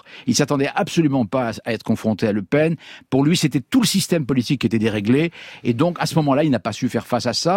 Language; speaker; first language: French; native; French